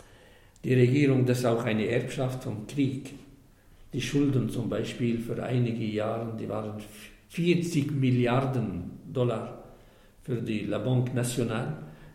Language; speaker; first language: German; non-native, fluent; Arabic